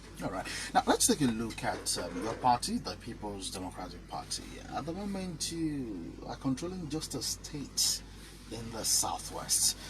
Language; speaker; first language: English; non-native, local second language; Yoruba